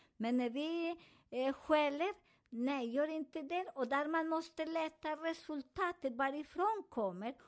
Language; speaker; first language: Swedish; non-native, learner; Spanish